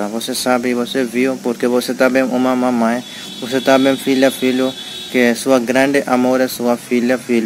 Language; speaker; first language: Portuguese; non-native, learner; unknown